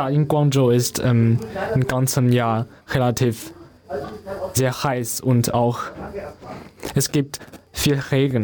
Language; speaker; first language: German; non-native, learner; Chinese